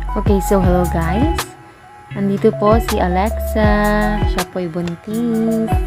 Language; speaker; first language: Filipino; non-native, local second language; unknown